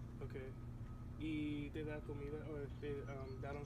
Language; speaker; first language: Spanish; non-native, learner; English